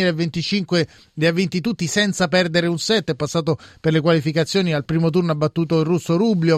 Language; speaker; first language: Italian; native; Italian